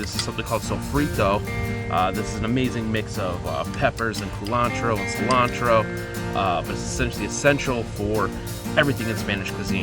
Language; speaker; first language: English; native; English